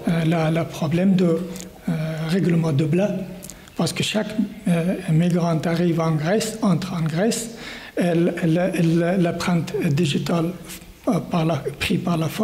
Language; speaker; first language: French; non-native, learner; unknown